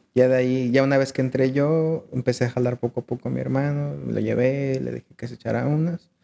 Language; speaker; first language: Spanish; native; Spanish